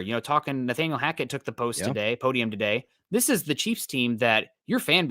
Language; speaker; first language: English; native; English